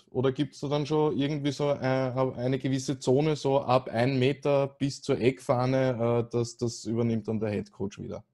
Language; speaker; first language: German; native; German